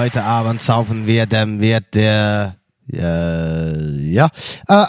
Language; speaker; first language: German; non-native, learner; Dutch